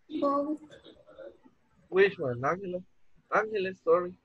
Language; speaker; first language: English; non-native, fluent; Spanish